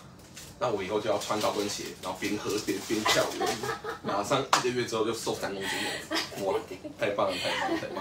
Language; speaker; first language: Chinese; native; Chinese